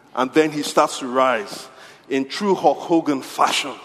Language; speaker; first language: English; non-native, local second language; Yoruba